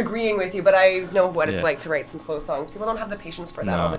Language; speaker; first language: English; native; English